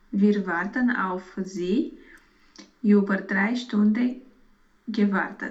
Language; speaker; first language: German; non-native, learner; Romanian